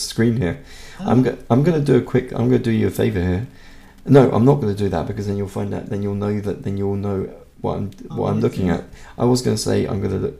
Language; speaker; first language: English; non-native, local second language; Hungarian